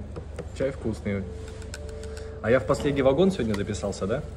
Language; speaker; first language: Russian; native; Russian